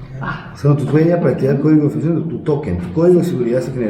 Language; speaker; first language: Spanish; native; Spanish